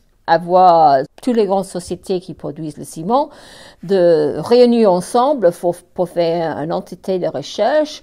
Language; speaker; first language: French; non-native, fluent; English